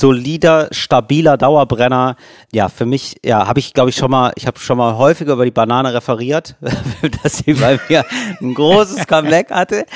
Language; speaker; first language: German; native; German